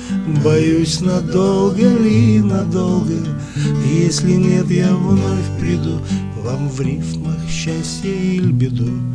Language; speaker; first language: Russian; native; Russian